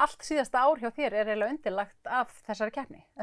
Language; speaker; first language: Icelandic; native; Icelandic